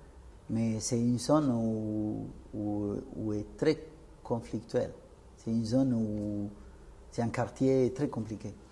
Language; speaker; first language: French; non-native, fluent; Spanish